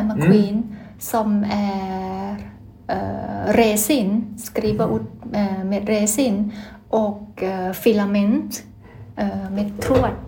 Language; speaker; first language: Swedish; non-native, learner; Thai